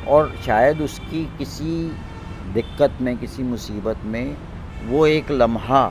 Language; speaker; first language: Hindi; native; Hindi